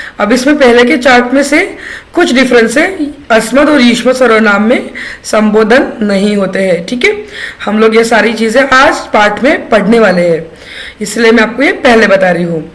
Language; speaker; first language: Hindi; non-native, local second language; Marathi